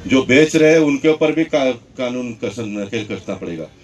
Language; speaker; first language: Hindi; non-native, local second language; Marathi